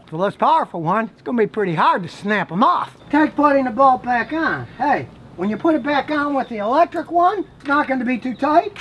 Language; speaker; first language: English; native; English